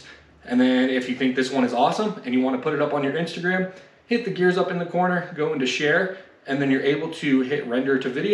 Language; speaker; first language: English; native; English